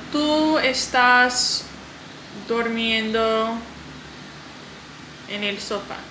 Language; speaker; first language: Spanish; non-native, learner; English